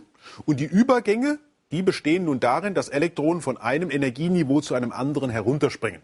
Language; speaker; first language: German; native; German